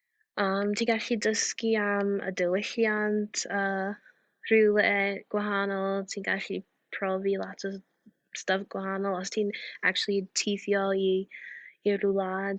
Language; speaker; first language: Welsh; non-native, fluent; English